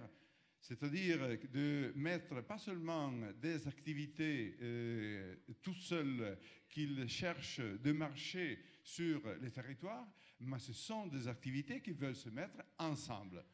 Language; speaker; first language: French; non-native, fluent; Italian